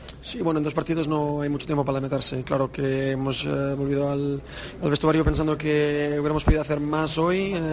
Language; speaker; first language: Spanish; early bilingual, heritage; Spanish